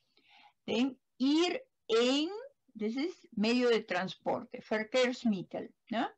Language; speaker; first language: German; non-native, learner; Spanish